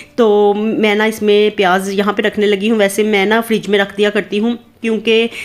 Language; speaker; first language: Urdu; native; Urdu